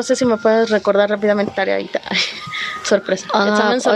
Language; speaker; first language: Spanish; native; Spanish